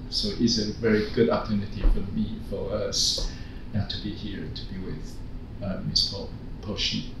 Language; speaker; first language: English; non-native, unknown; Chinese